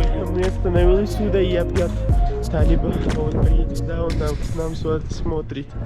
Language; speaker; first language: Russian; non-native, learner; Kyrgyz